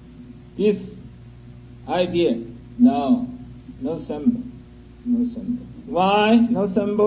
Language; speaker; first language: English; non-native, learner; Chinese